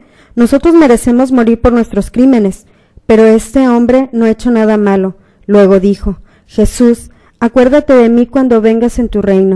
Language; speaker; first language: Spanish; native; Spanish